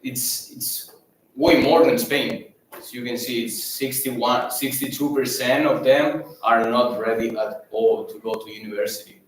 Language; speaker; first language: English; non-native, fluent; Catalan